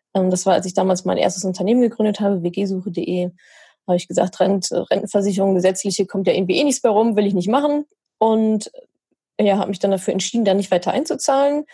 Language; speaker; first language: German; native; German